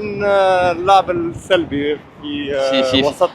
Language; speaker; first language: Arabic; native; Arabic